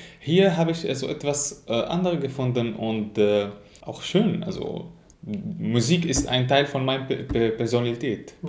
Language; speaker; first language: German; non-native, fluent; Arabic